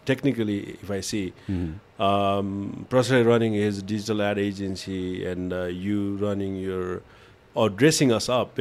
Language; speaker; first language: English; non-native, local second language; Maithili